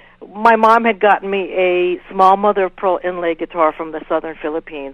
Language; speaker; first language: English; native; English